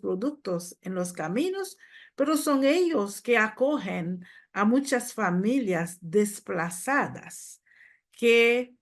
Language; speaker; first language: Spanish; non-native, fluent; Haitian Creole